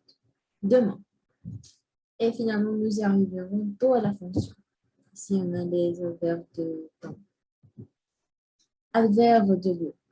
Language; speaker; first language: French; non-native, learner; Spanish